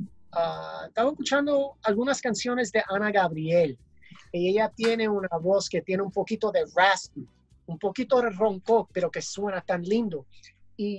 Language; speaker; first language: Spanish; early bilingual, heritage; English